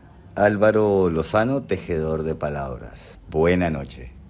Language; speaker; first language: Spanish; native; Spanish